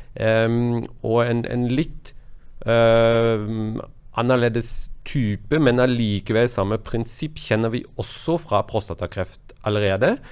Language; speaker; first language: Norwegian; non-native, fluent; German